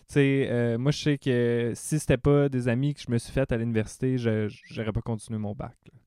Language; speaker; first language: French; native; French